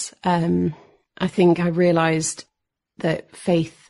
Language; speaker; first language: English; native; English